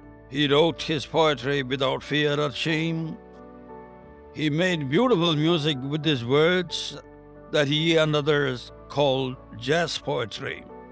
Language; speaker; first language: English; non-native, local second language; Tamil